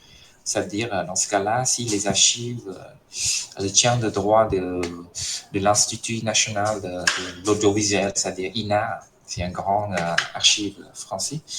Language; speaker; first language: French; non-native, fluent; Khmer